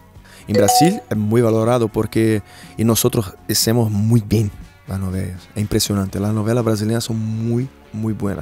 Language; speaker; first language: Spanish; non-native, fluent; Portuguese